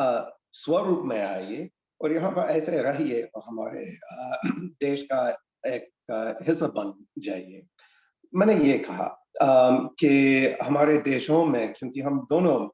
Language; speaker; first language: Hindi; non-native, fluent; English